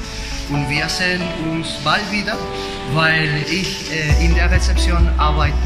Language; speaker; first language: German; non-native, fluent; Spanish